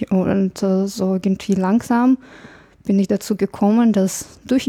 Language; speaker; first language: German; non-native, fluent; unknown